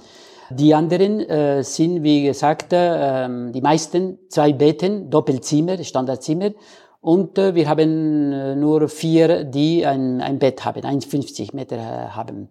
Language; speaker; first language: German; non-native, fluent; Spanish